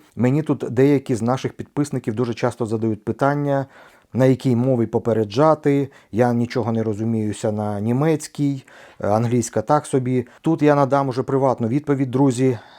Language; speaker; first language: Ukrainian; native; Ukrainian